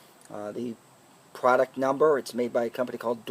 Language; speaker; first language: English; native; English